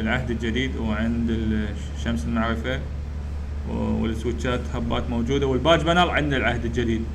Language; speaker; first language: Arabic; native; Arabic